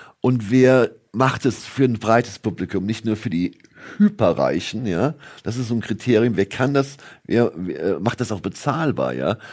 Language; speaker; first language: German; native; German